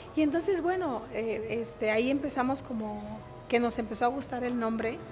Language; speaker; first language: Spanish; native; Spanish